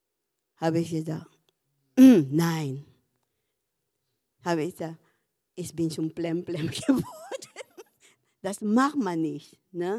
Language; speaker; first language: German; non-native, learner; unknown